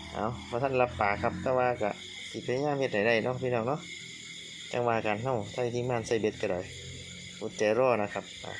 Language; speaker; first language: Thai; native; Thai